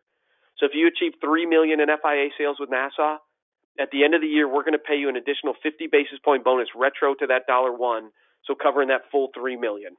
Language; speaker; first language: English; native; English